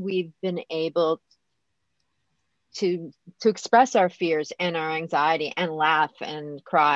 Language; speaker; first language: English; native; English